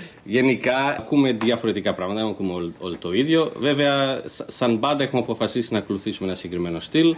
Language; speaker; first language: Greek; non-native, fluent; Portuguese